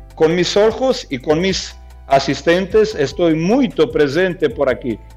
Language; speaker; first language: Spanish; non-native, fluent; Croatian